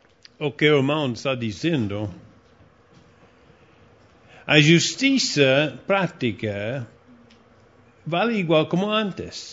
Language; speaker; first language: Portuguese; non-native, fluent; Spanish